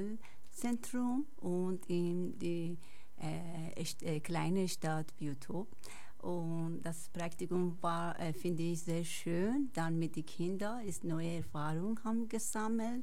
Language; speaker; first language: German; non-native, learner; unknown